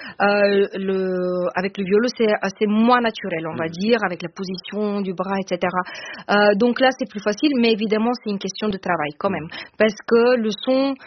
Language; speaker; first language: French; non-native, fluent; Bulgarian